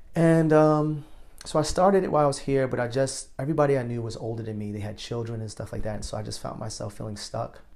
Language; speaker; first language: English; native; English